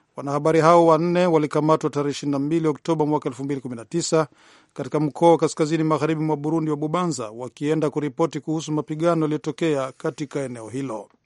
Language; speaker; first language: Swahili; non-native, local second language; Rundi